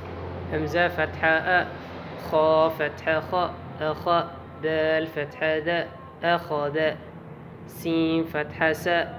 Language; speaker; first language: Arabic; non-native, local second language; Somali